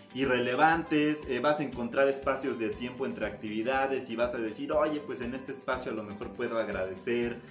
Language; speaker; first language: Spanish; native; Spanish